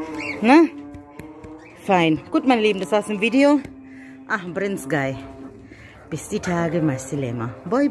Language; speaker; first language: Arabic; non-native, learner; German